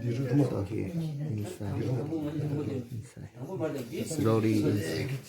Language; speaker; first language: English; non-native, learner; Chinese